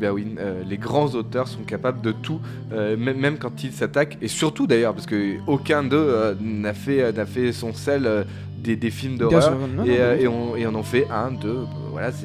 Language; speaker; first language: French; native; French